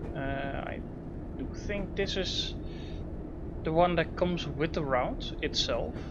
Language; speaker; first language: English; non-native, fluent; Dutch